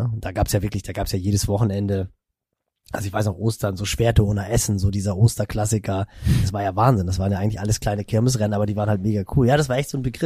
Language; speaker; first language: German; native; German